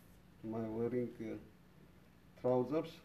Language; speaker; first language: English; non-native, learner; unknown